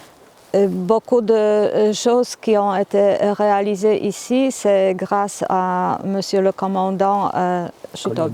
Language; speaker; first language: French; non-native, fluent; Polish